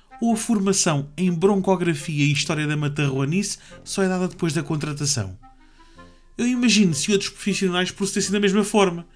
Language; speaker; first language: Portuguese; native; Portuguese